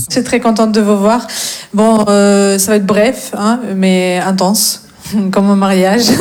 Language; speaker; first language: French; non-native, fluent; Russian